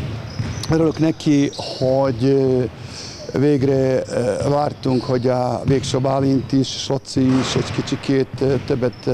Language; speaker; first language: Hungarian; non-native, fluent; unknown